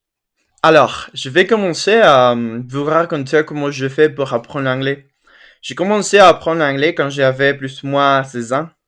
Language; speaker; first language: French; non-native, fluent; Spanish